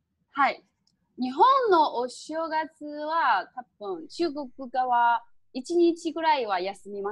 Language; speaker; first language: Japanese; non-native, fluent; Chinese